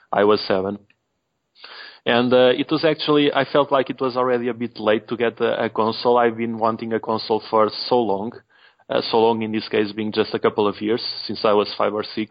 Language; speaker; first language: English; non-native, fluent; Portuguese